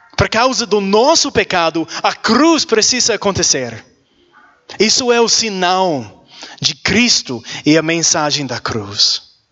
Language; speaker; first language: Portuguese; non-native, learner; English